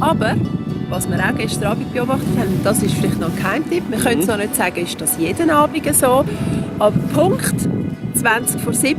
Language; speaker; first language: German; native; German